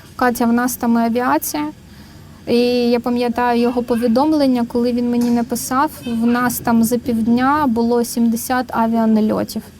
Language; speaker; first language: Ukrainian; native; Ukrainian